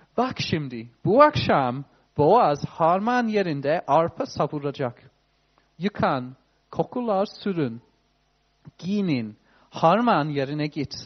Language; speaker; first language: Turkish; non-native, fluent; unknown